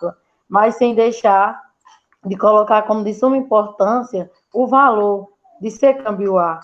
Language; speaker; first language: Portuguese; native; Portuguese